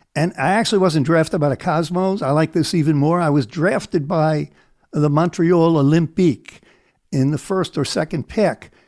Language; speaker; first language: English; native; English